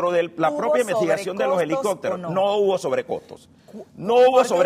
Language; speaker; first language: Spanish; native; Spanish